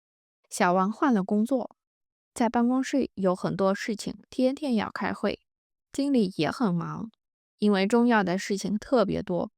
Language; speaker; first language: Chinese; non-native, fluent; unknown